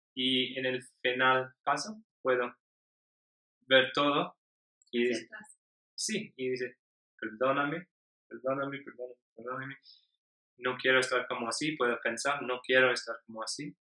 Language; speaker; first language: Spanish; non-native, learner; English